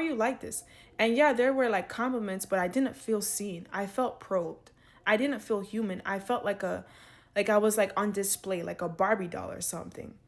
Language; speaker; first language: English; native; English